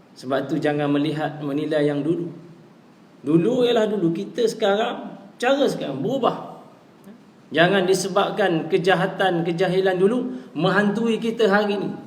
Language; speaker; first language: Malay; native; Malay